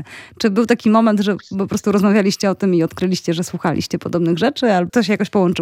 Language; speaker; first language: Polish; native; Polish